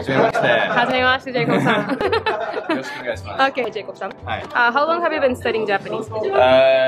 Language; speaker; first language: English; non-native, fluent; Japanese